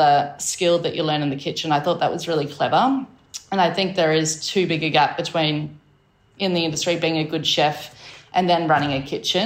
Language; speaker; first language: English; native; English